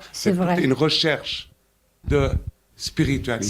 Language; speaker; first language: French; native; French